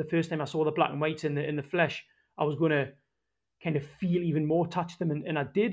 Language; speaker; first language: English; native; English